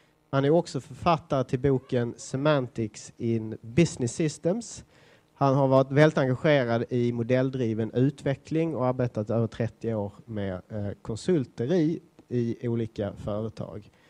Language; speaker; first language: Swedish; native; Swedish